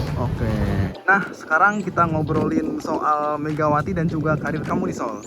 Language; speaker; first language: Indonesian; native; Indonesian